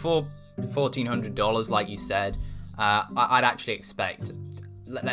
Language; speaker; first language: English; native; English